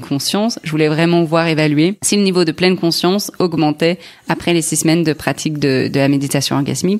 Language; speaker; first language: French; native; French